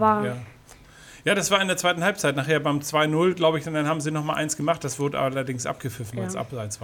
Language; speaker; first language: German; native; German